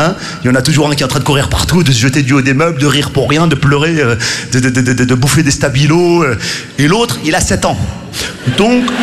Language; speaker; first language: French; native; French